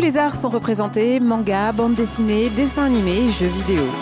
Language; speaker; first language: French; native; French